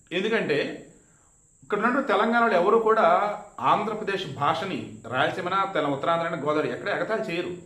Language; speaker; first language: Telugu; native; Telugu